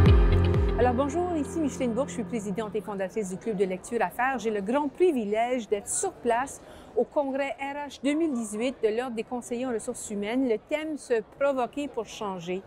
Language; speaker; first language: French; native; French